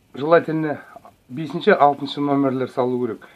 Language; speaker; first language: Russian; non-native, local second language; Kazakh